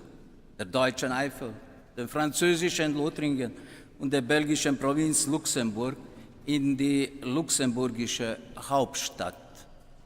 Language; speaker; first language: German; non-native, fluent; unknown